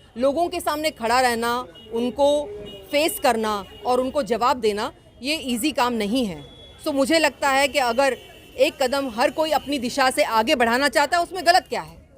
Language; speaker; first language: Hindi; non-native, local second language; Kannada